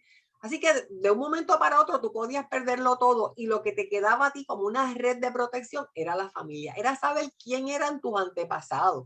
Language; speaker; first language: Spanish; native; Spanish